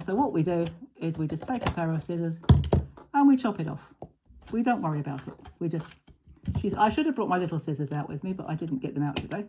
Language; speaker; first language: English; native; English